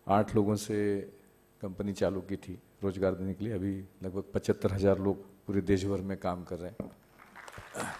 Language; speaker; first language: Hindi; non-native, local second language; Marathi